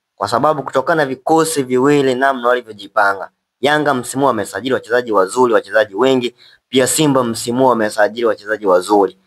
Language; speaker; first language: Swahili; native; Swahili